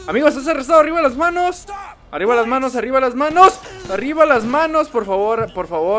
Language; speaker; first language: Spanish; native; Spanish